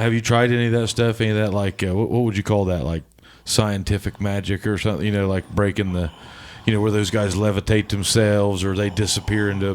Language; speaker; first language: English; native; English